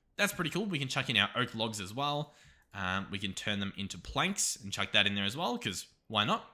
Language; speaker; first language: English; native; English